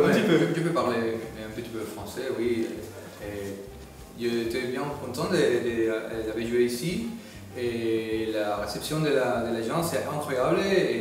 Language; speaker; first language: French; non-native, learner; Spanish